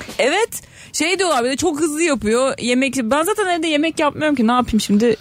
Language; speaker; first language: Turkish; native; Turkish